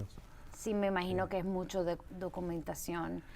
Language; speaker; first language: Spanish; early bilingual, heritage; Spanish